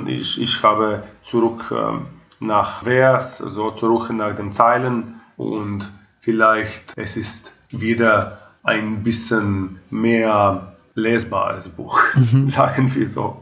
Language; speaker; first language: German; non-native, fluent; Croatian